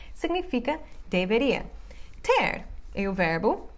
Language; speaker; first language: Portuguese; non-native, fluent; English